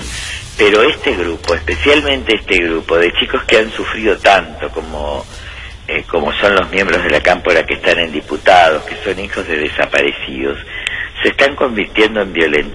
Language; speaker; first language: Spanish; native; Spanish